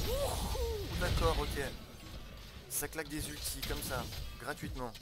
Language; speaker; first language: French; native; French